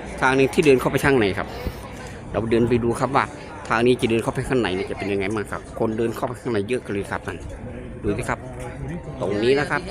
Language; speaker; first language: Thai; native; Thai